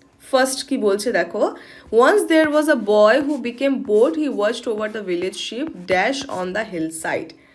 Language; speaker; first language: English; non-native, local second language; Bangla